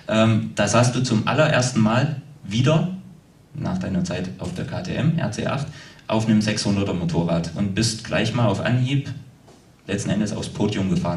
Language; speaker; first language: German; native; German